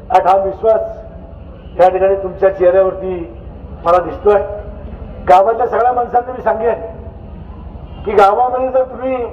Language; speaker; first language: Marathi; native; Marathi